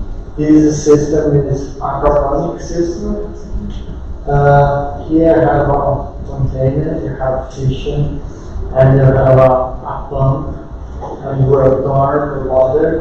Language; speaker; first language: English; non-native, learner; Portuguese